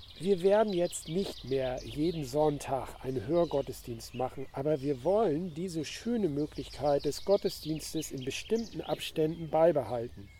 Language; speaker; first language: German; native; German